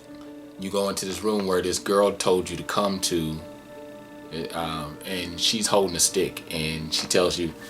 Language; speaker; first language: English; native; English